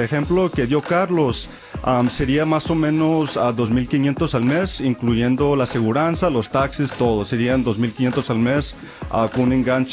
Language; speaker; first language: Spanish; early bilingual, heritage; Spanish